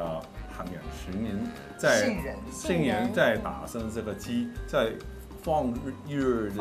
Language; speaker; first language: Chinese; non-native, local second language; Cantonese